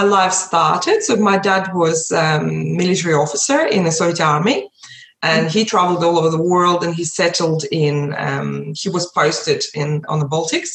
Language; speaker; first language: English; early bilingual, other home language; Russian